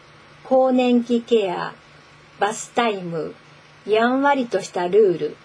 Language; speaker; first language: Japanese; native; Japanese